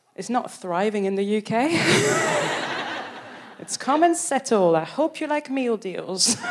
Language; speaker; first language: English; non-native, fluent; French